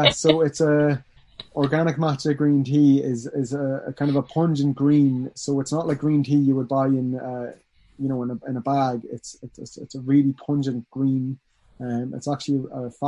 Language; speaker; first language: English; native; English